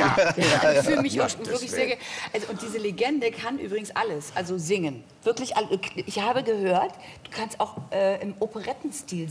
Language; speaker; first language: German; native; German